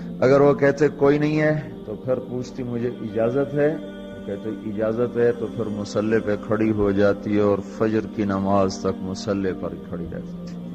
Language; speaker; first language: Urdu; non-native, local second language; Punjabi